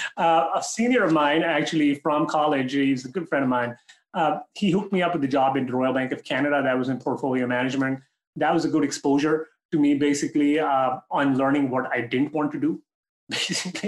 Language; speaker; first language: English; non-native, local second language; Urdu